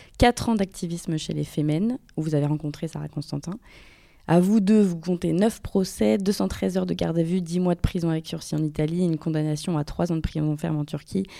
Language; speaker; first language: French; native; French